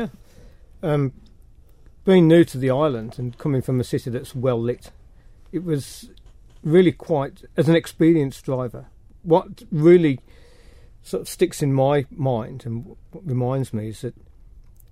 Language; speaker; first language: English; native; English